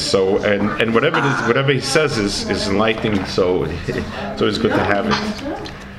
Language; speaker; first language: English; native; English